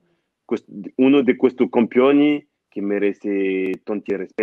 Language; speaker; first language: Italian; non-native, fluent; French